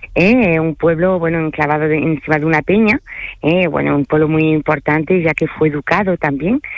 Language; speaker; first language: Spanish; early bilingual, other home language; French